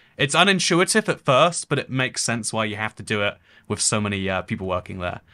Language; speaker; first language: English; native; English